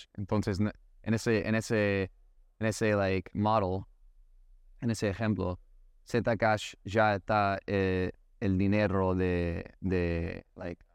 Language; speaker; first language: Spanish; non-native, learner; English